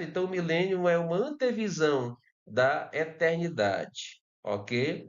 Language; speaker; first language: Portuguese; native; Portuguese